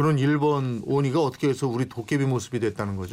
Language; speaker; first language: Korean; native; Korean